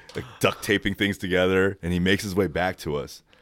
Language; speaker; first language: English; native; English